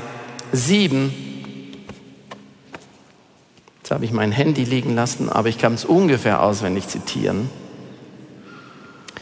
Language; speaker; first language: German; native; German